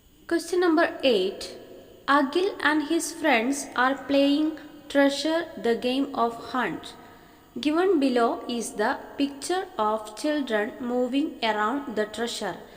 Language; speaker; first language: English; non-native, local second language; Malayalam